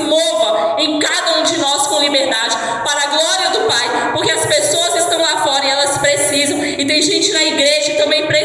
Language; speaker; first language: Portuguese; native; Portuguese